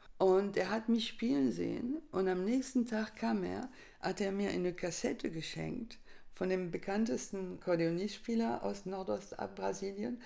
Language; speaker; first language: German; non-native, fluent; French